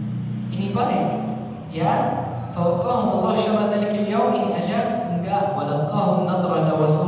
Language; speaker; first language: Indonesian; non-native, learner; Arabic